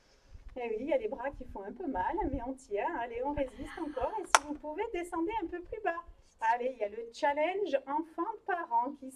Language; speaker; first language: French; native; French